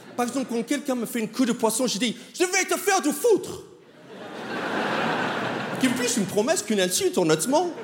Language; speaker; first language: French; non-native, fluent; English